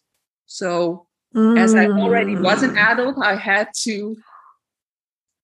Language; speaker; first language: English; non-native, fluent; Dutch